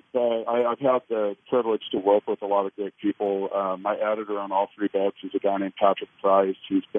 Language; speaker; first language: English; native; English